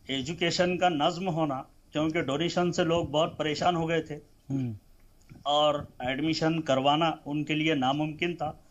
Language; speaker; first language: Hindi; non-native, local second language; Urdu